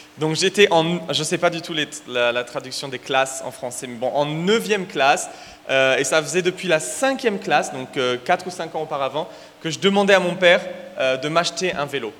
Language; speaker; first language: French; native; French